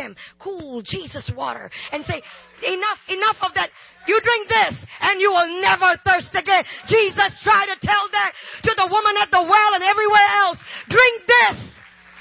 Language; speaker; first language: English; non-native, local second language; Tamil